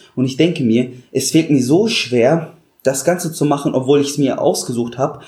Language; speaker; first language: German; non-native, fluent; Arabic